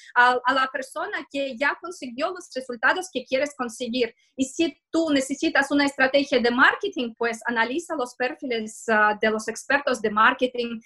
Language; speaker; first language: Spanish; non-native, fluent; Russian